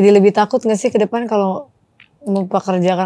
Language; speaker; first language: Indonesian; native; Indonesian